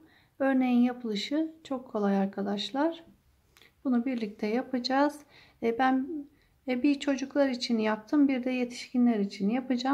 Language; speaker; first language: Turkish; native; Turkish